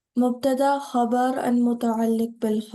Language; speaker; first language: Arabic; non-native, learner; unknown